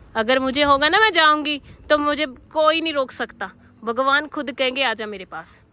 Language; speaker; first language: Hindi; non-native, local second language; Punjabi